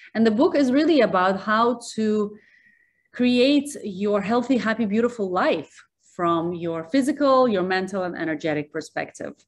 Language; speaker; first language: English; early bilingual, other home language; Russian